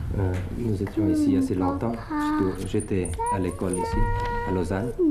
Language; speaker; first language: French; early bilingual, other home language; Thai